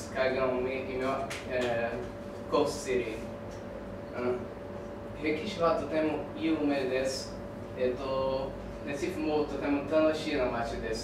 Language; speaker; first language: Japanese; non-native, learner; Portuguese